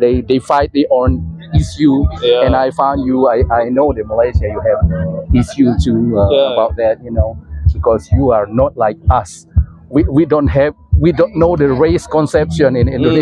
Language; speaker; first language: English; non-native, fluent; Indonesian